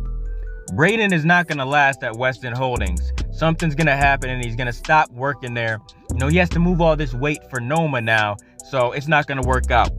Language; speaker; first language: English; native; English